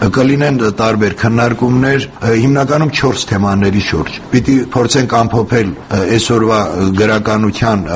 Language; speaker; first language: Armenian; native; Armenian